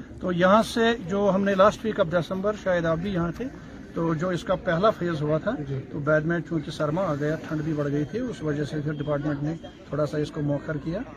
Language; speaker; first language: Urdu; non-native, local second language; Kashmiri